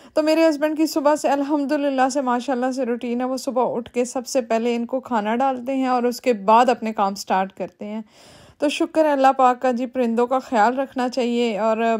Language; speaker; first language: Urdu; native; Urdu